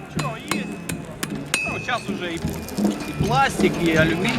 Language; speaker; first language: Russian; native; Russian